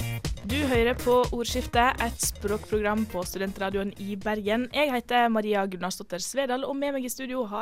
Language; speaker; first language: Norwegian; native; Norwegian